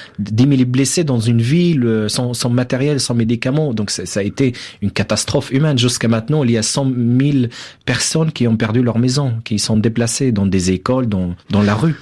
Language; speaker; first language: French; non-native, fluent; Arabic